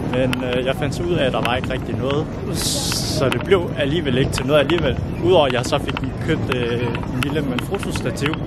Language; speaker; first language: Danish; early bilingual, other home language; Vietnamese